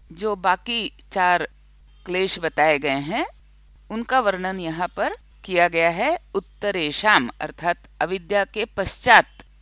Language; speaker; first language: Hindi; non-native, local second language; Marathi